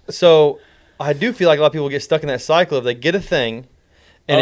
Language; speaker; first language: English; native; English